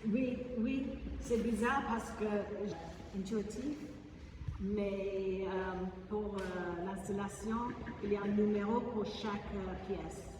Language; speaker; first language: French; non-native, fluent; English